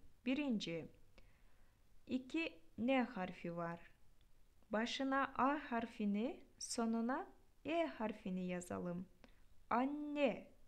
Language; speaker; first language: Turkish; non-native, fluent; Kyrgyz